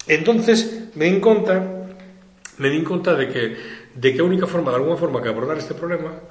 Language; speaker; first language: Spanish; non-native, local second language; Galician